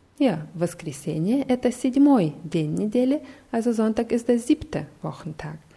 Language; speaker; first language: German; non-native, fluent; Russian